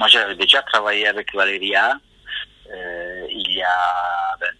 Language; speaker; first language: French; non-native, fluent; Italian